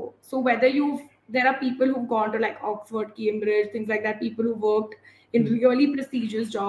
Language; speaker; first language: English; non-native, local second language; Gujarati